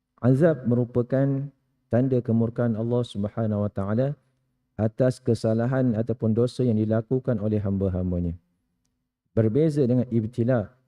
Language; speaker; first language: Malay; native; Malay